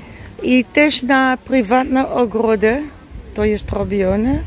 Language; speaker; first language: Polish; non-native, learner; Dutch